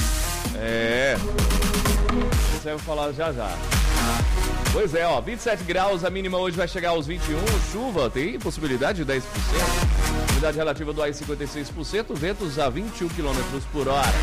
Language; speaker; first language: Portuguese; native; Portuguese